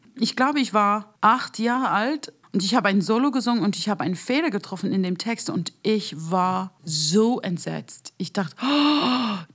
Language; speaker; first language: German; non-native, fluent; English